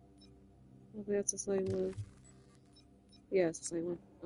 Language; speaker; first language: English; native; English